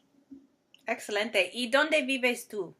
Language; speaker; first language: Spanish; non-native, fluent; English